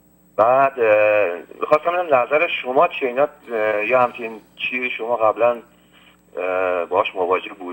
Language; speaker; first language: Persian; early bilingual, heritage; Persian